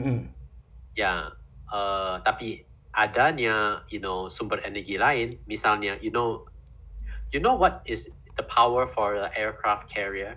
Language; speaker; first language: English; non-native, fluent; Indonesian